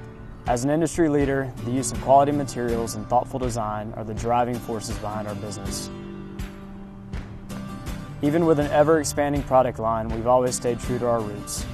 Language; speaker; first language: English; native; English